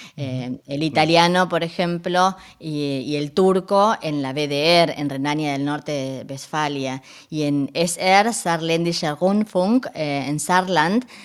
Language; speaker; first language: Spanish; native; Spanish